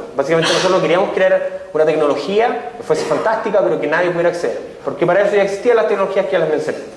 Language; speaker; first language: Spanish; native; Spanish